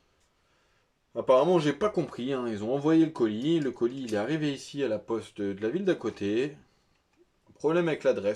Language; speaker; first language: French; native; French